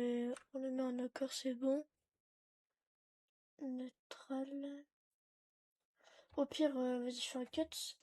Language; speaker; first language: French; native; French